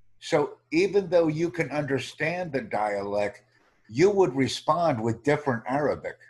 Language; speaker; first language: English; native; English